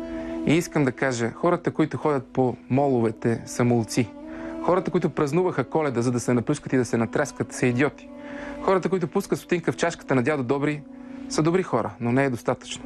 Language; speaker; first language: Bulgarian; native; Bulgarian